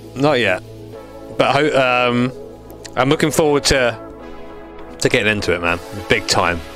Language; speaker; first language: English; native; English